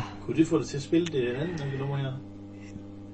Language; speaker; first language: Danish; native; Danish